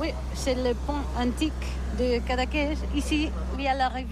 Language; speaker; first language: French; non-native, learner; Catalan